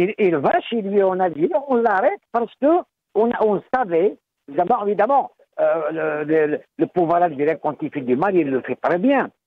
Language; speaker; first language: French; non-native, local second language; Kabyle